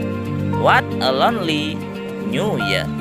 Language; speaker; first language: English; non-native, learner; Indonesian